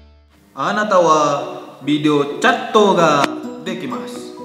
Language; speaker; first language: Japanese; non-native, learner; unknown